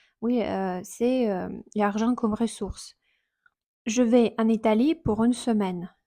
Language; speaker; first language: French; non-native, fluent; Russian